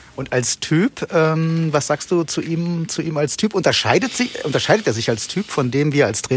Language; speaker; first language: German; native; German